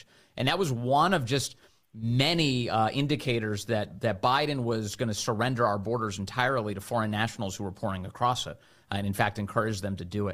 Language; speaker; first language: English; native; English